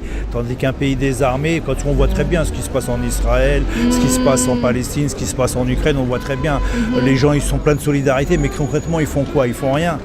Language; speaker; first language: French; native; French